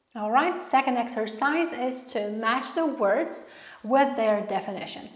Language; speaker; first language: English; non-native, fluent; Polish